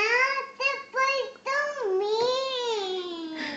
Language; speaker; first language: Portuguese; early bilingual, heritage; Portuguese